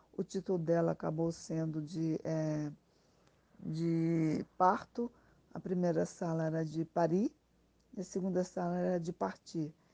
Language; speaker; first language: Portuguese; native; Portuguese